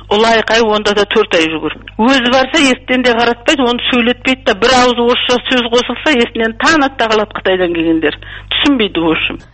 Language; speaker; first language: Kazakh; early bilingual, heritage; Kazakh